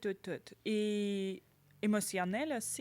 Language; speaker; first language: French; non-native, learner; Ukrainian